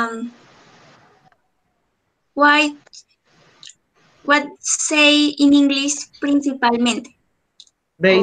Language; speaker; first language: English; non-native, learner; Spanish